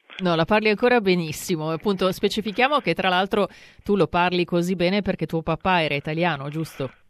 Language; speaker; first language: Italian; native; Italian